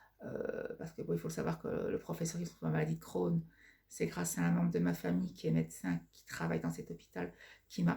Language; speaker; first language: French; native; French